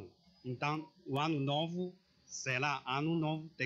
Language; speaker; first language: Portuguese; non-native, learner; Chinese